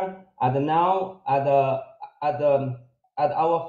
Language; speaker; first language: English; non-native, fluent; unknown